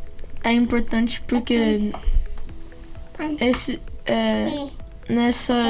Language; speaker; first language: Portuguese; early bilingual, heritage; Portuguese